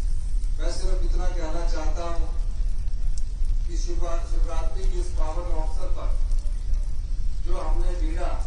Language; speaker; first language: Hindi; native; Hindi